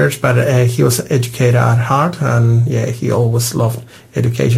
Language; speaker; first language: English; non-native, fluent; Spanish